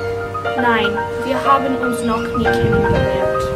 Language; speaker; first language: German; non-native, learner; English